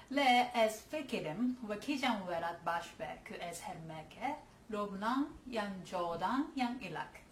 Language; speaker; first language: Kurdish; non-native, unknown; Japanese